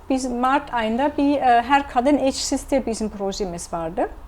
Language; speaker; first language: Turkish; non-native, fluent; German